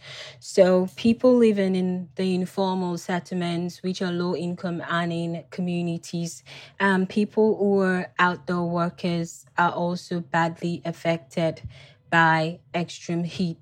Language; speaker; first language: English; non-native, local second language; Krio